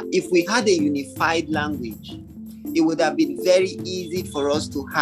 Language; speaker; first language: English; non-native, local second language; Ibibio